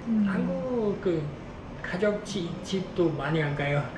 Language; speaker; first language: Korean; non-native, learner; Portuguese